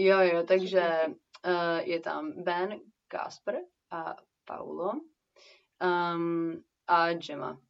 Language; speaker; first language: Czech; early bilingual, heritage; Czech